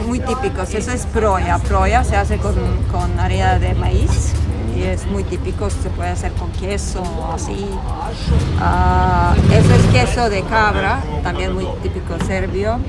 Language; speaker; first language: Spanish; non-native, fluent; Serbian